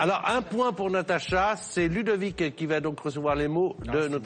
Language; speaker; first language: French; native; French